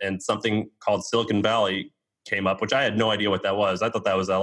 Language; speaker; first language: English; native; English